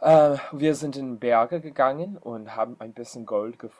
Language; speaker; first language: German; non-native, learner; English